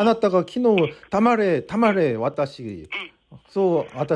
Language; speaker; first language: Japanese; non-native, learner; Korean